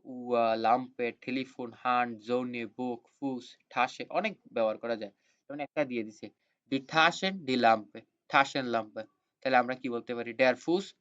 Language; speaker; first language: Bangla; native; Bangla